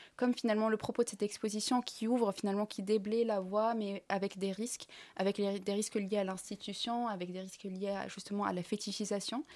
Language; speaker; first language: French; non-native, local second language; Arabic